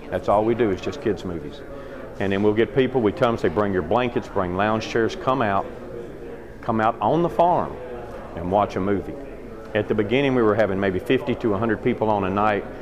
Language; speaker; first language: English; native; English